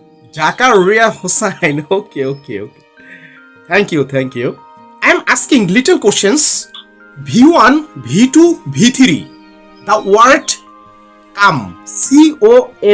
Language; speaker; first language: English; non-native, learner; Bangla